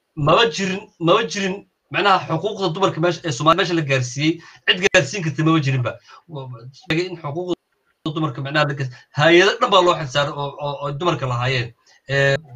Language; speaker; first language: Somali; native; Somali